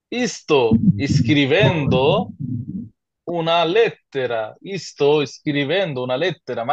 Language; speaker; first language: Italian; non-native, fluent; Bangla